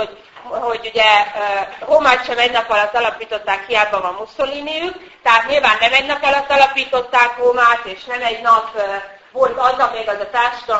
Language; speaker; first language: Hungarian; native; Hungarian